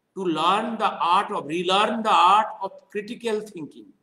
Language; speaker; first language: English; non-native, local second language; Bangla